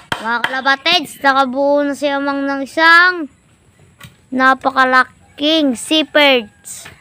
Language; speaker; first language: Filipino; native; Filipino